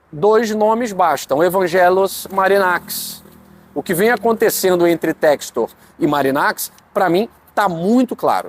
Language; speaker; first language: Portuguese; native; Portuguese